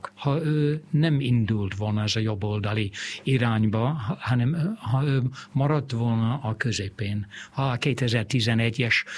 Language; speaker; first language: Hungarian; non-native, fluent; English